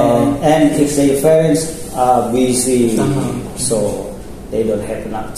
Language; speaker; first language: English; non-native, local second language; Indonesian